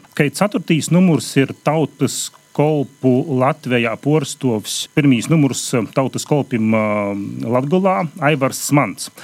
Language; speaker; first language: Latvian; native; Latvian